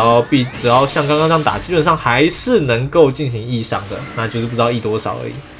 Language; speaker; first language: Chinese; native; Chinese